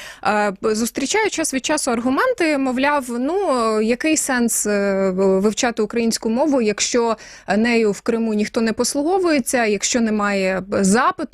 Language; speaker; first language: Ukrainian; native; Ukrainian